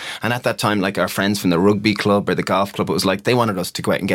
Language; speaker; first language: English; native; English